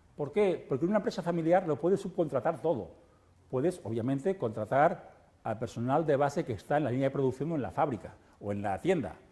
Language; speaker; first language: Spanish; native; Spanish